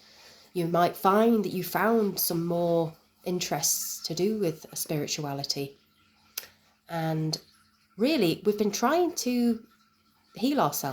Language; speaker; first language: English; native; English